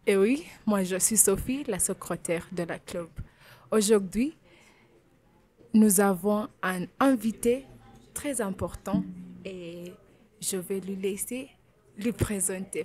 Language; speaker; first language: French; non-native, learner; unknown